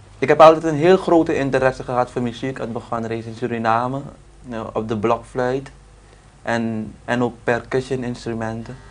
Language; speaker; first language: Dutch; native; Dutch